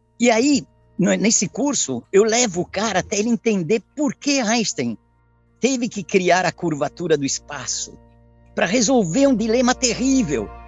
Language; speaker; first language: Portuguese; early bilingual, other home language; Italian